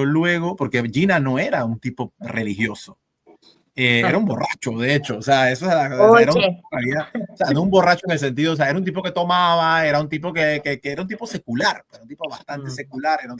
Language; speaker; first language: Spanish; native; Spanish